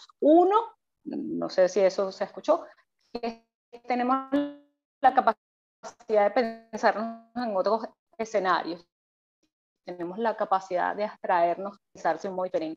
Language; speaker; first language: Spanish; native; Spanish